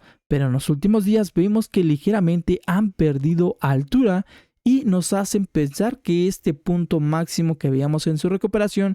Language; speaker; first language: Spanish; native; Spanish